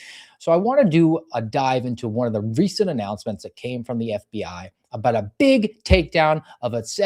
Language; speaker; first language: English; native; English